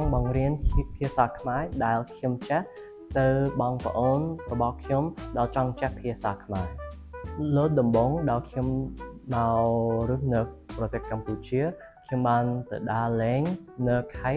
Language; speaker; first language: Khmer; non-native, learner; English